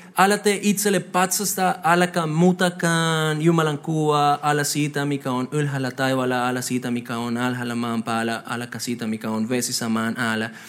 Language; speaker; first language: Finnish; non-native, fluent; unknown